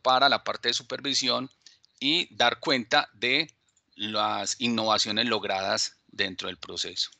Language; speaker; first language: Spanish; native; Spanish